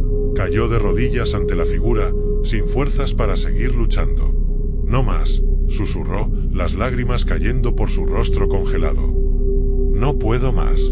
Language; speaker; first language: Spanish; native; Spanish